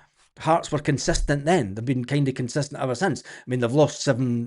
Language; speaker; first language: English; native; English